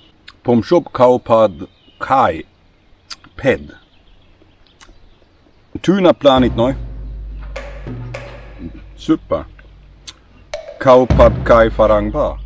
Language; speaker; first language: Thai; non-native, learner; Swedish